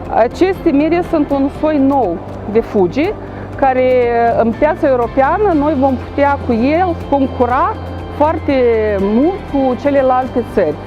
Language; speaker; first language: Romanian; native; Romanian